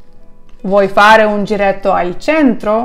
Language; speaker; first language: Italian; non-native, fluent; Ukrainian